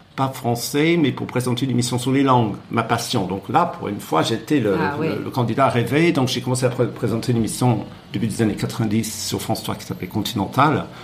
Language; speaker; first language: French; non-native, fluent; English